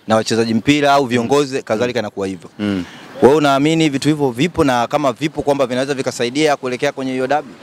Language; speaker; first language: Swahili; native; Swahili